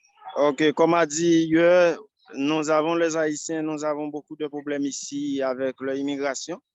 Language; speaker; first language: French; non-native, local second language; Haitian Creole